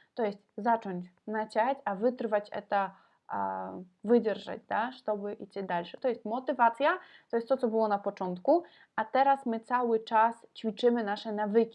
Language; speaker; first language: Polish; non-native, fluent; Russian